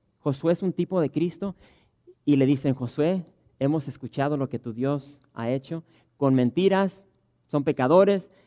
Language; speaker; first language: Spanish; early bilingual, heritage; Spanish